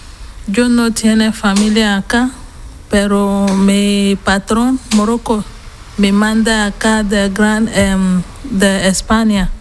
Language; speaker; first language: Spanish; non-native, learner; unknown